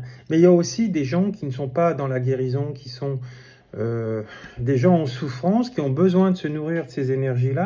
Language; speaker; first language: French; native; French